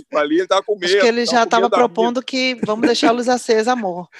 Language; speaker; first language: Portuguese; native; Portuguese